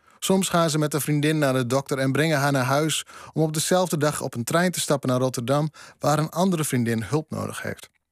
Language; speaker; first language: Dutch; non-native, local second language; Western Frisian